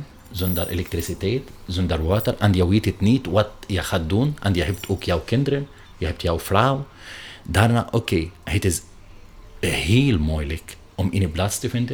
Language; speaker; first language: Dutch; non-native, learner; Arabic